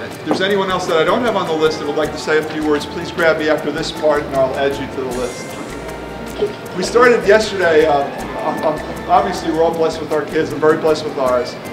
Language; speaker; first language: English; early bilingual, other home language; Ukrainian